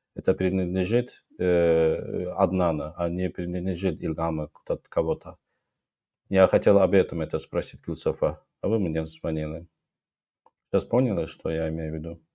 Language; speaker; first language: Russian; non-native, local second language; Azerbaijani